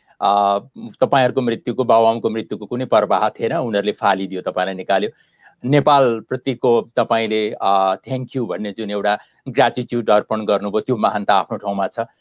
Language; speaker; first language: Nepali; native; Nepali